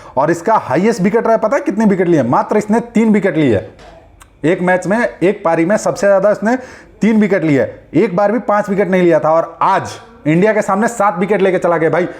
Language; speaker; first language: Hindi; native; Hindi